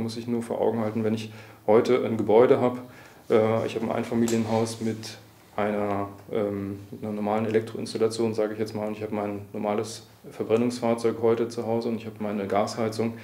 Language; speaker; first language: German; native; German